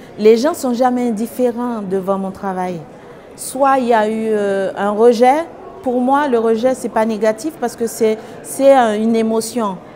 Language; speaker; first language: French; non-native, local second language; Haitian Creole